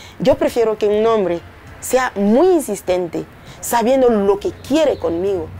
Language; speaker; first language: Spanish; non-native, fluent; French